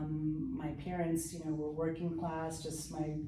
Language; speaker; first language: English; early bilingual, other home language; Spanish